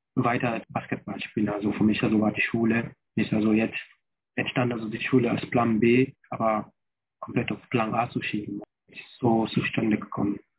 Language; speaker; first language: German; non-native, fluent; French